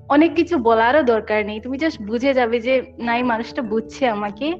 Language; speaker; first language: Bangla; non-native, local second language; Assamese